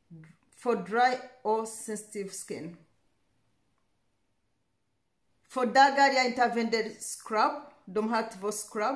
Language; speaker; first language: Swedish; non-native, learner; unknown